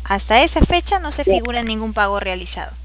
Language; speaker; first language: Spanish; native; Spanish